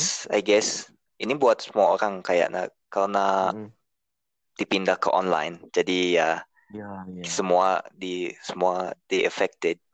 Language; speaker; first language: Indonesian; early bilingual, heritage; Indonesian